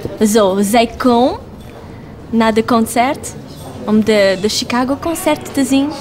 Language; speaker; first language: Dutch; non-native, fluent; Portuguese